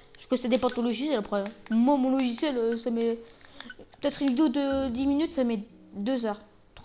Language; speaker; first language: French; native; French